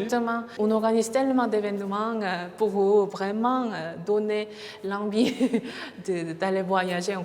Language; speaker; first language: French; non-native, fluent; Korean